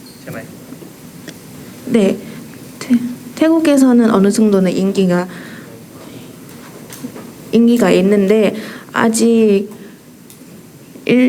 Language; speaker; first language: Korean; non-native, fluent; Thai